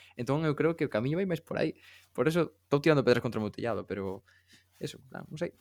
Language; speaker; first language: Galician; native; Galician